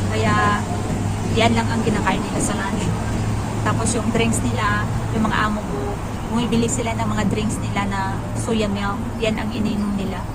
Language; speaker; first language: Filipino; non-native, local second language; Cebuano